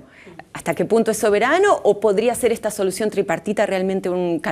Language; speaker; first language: Spanish; native; Spanish